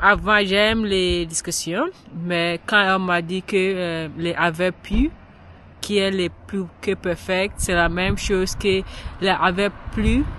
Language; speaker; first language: French; non-native, learner; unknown